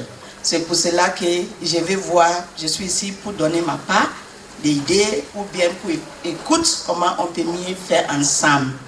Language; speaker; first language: French; non-native, fluent; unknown